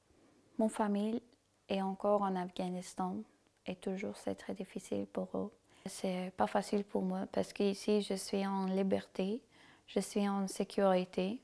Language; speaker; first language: French; non-native, learner; Persian